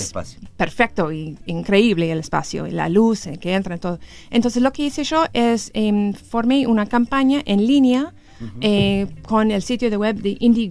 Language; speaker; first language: Spanish; non-native, learner; English